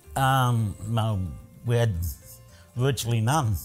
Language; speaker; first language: English; early bilingual, other home language; Italian